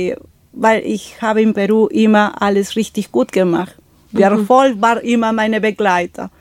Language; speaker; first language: German; non-native, fluent; Spanish